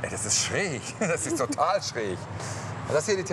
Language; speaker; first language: German; native; German